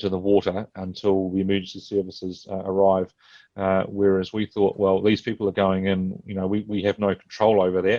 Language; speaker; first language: English; native; English